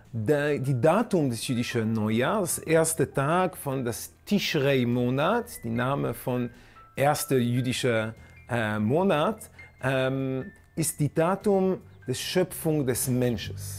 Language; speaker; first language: German; non-native, fluent; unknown